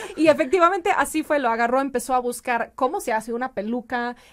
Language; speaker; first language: Spanish; non-native, fluent; English